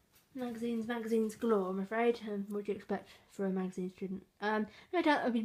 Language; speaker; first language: English; native; English